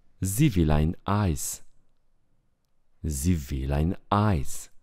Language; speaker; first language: German; non-native, fluent; Romanian